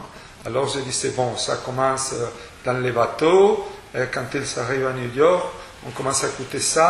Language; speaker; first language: French; non-native, fluent; Spanish